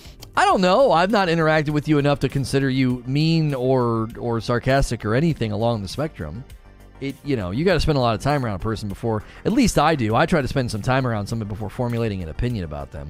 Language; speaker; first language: English; native; English